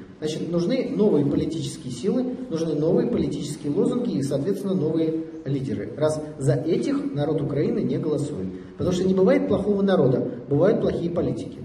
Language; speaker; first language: Russian; native; Russian